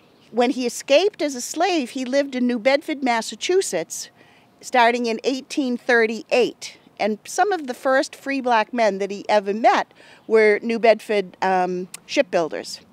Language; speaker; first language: English; native; English